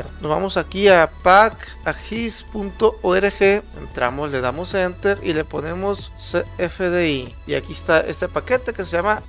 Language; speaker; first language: Spanish; native; Spanish